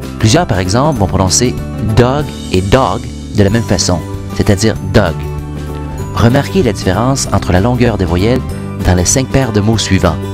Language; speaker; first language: French; native; French